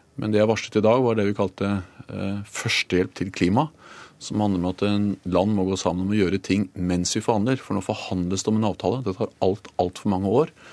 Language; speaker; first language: Norwegian; native; Norwegian